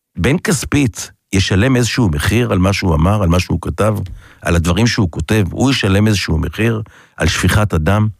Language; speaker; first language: Hebrew; native; Hebrew